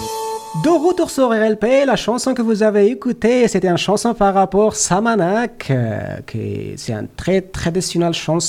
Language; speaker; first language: French; non-native, learner; Persian